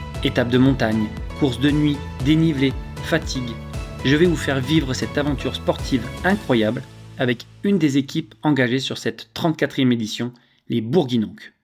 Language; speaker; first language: French; native; French